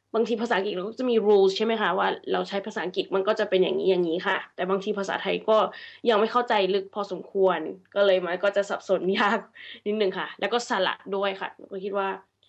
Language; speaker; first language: Thai; early bilingual, heritage; Thai